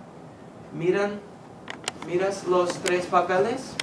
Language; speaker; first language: Spanish; non-native, fluent; English